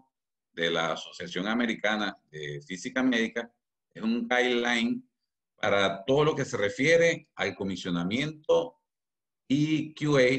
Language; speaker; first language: Spanish; native; Spanish